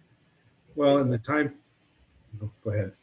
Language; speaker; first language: English; native; English